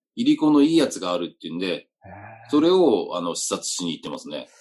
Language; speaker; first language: Japanese; native; Japanese